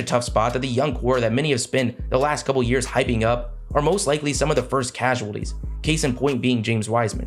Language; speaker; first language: English; native; English